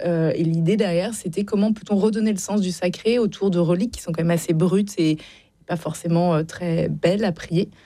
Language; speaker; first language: French; native; French